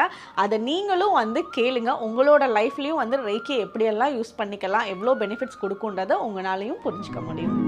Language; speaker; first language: Tamil; native; Tamil